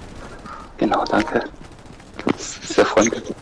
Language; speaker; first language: German; non-native, learner; English